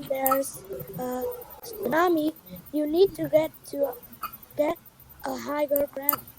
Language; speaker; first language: English; non-native, learner; Vietnamese